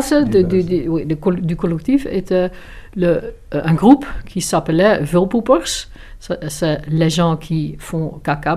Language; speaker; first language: French; non-native, fluent; Dutch